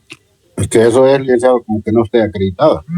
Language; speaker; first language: Spanish; native; Spanish